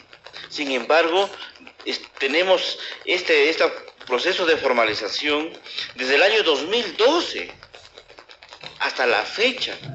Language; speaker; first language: Spanish; native; Spanish